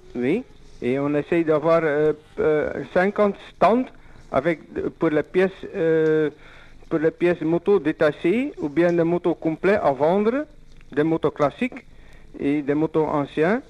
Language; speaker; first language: French; non-native, local second language; Dutch